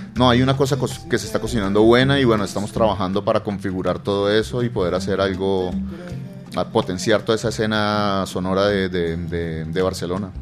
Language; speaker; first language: Spanish; native; Spanish